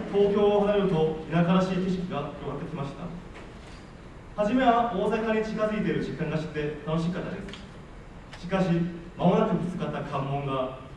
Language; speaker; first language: Japanese; non-native, fluent; Korean